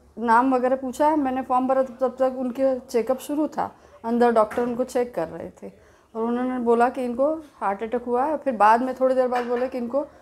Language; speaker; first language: Hindi; native; Hindi